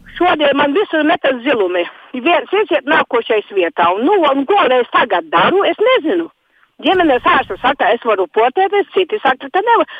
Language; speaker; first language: Latvian; native; Latvian